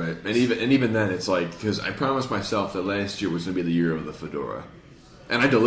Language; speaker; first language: English; native; English